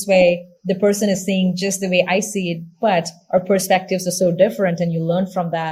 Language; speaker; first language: English; non-native, local second language; Tamil